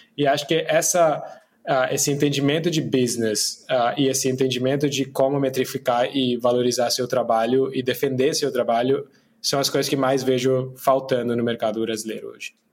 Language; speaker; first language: Portuguese; non-native, fluent; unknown